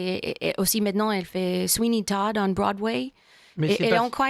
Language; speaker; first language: French; non-native, learner; English